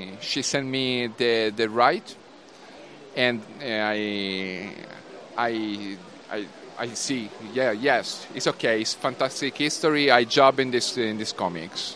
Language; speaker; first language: English; non-native, learner; Italian